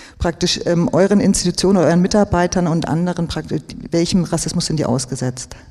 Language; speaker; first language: German; native; German